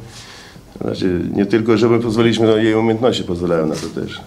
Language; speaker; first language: Polish; native; Polish